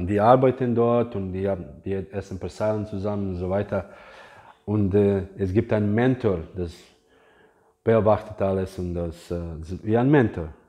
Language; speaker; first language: German; non-native, fluent; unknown